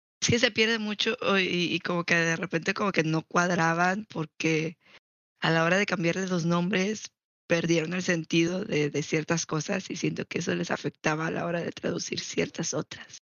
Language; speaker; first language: Spanish; native; Spanish